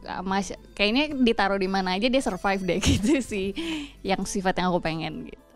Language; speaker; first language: Indonesian; native; Indonesian